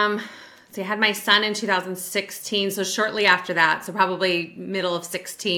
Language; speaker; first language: English; native; English